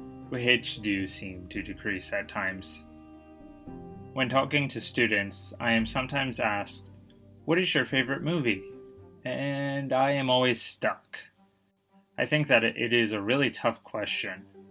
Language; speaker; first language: English; native; English